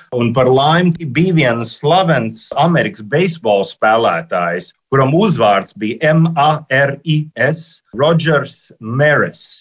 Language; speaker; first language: Latvian; early bilingual, heritage; Latvian